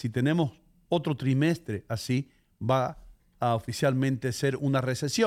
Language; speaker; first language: Spanish; native; Spanish